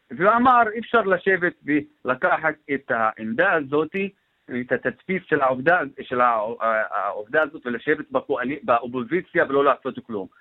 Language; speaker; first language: Hebrew; non-native, local second language; Arabic